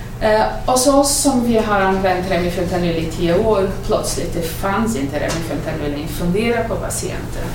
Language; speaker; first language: Swedish; non-native, fluent; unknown